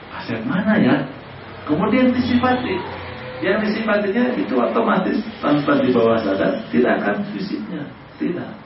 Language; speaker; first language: Indonesian; non-native, local second language; Sundanese